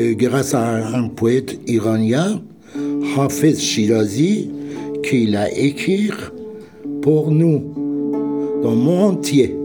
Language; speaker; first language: French; non-native, learner; Persian